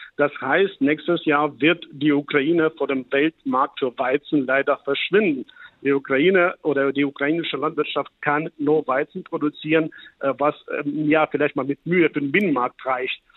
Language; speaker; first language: German; non-native, fluent; Ukrainian